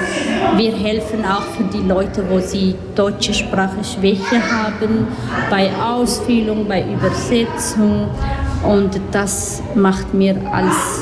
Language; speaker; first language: German; non-native, learner; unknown